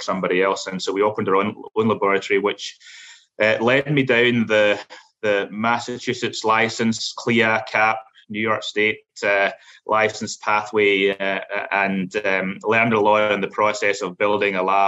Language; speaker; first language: English; native; English